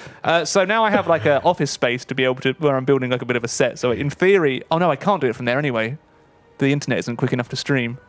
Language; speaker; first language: English; native; English